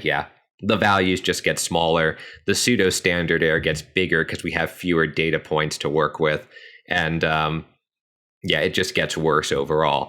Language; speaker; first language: English; native; English